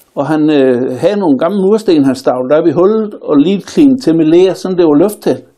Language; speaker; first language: Danish; native; Danish